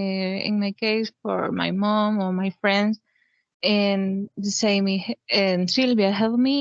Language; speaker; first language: English; non-native, learner; Spanish